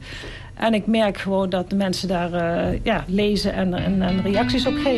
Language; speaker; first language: Dutch; native; Dutch